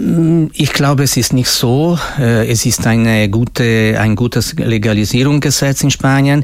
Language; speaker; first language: German; non-native, local second language; Italian